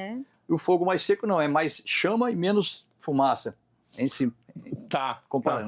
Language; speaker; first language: Portuguese; native; Portuguese